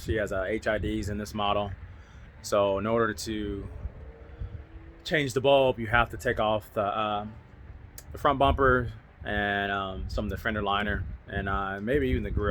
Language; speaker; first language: English; native; English